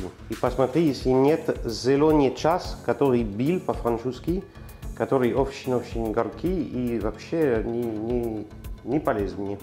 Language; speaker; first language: Russian; non-native, learner; French